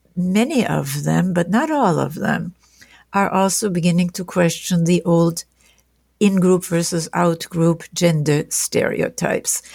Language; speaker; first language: English; non-native, fluent; German